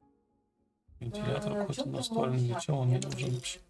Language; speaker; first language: Russian; native; Russian